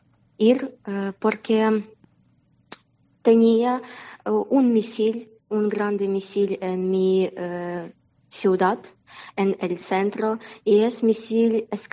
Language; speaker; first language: Spanish; non-native, learner; Ukrainian